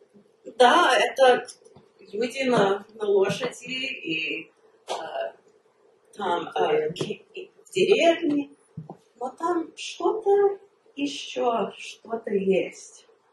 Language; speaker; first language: Russian; early bilingual, heritage; Russian